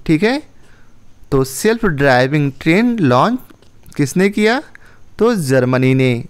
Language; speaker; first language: Hindi; native; Hindi